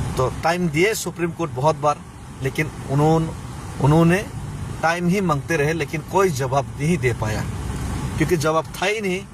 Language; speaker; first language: Hindi; non-native, local second language; Kok Borok